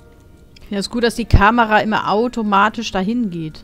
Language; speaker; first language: German; native; German